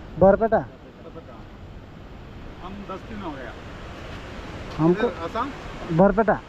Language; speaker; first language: Hindi; non-native, local second language; Bangla